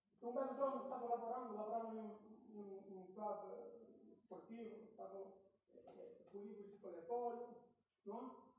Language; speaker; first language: Italian; non-native, fluent; Portuguese